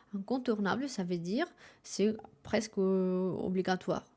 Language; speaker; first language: French; non-native, fluent; Spanish